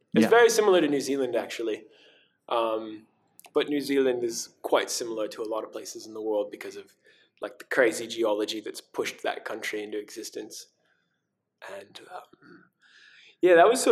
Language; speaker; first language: English; native; English